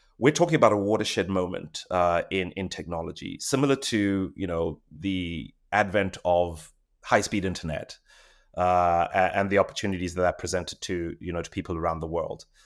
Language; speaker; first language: English; non-native, local second language; Shona